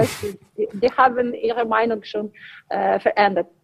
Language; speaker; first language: German; non-native, learner; Ukrainian